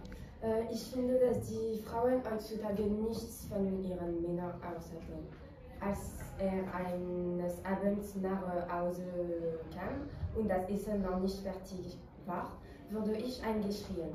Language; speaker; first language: German; non-native, learner; French